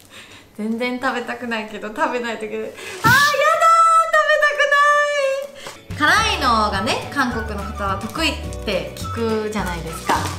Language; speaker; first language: Japanese; native; Japanese